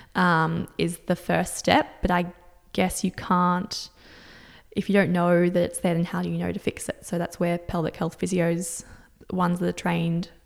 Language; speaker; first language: English; native; English